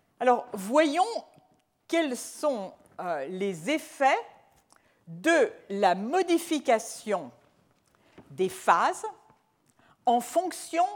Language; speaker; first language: French; native; French